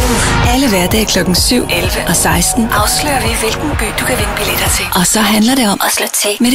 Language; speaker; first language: Danish; native; Danish